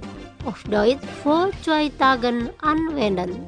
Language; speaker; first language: German; non-native, fluent; Indonesian